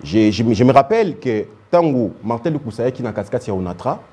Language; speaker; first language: French; non-native, local second language; Lingala